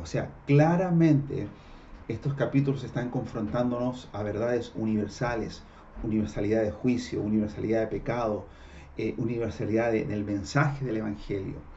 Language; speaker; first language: Spanish; native; Spanish